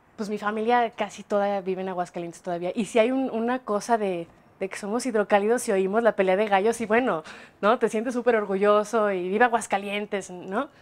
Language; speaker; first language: Spanish; native; Spanish